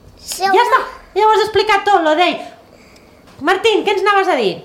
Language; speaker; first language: Catalan; native; Catalan